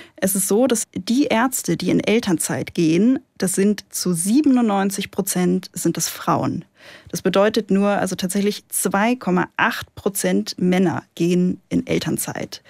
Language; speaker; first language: German; native; German